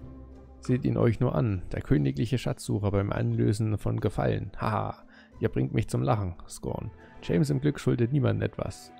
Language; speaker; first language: German; native; German